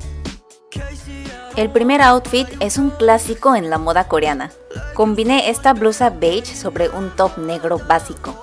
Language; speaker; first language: Spanish; non-native, fluent; Korean